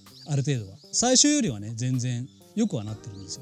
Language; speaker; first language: Japanese; native; Japanese